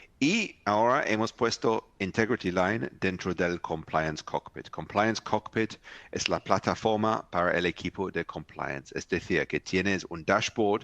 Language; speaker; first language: Spanish; non-native, fluent; English